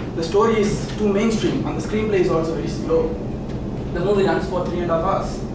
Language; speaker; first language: English; non-native, local second language; Tamil